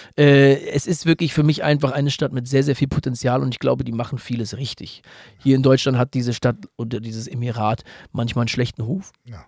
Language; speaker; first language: German; native; German